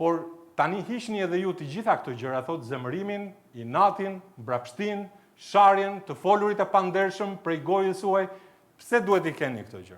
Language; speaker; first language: Albanian; native; Albanian